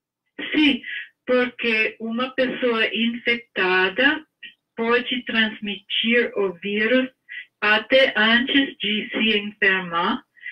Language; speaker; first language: Portuguese; non-native, fluent; English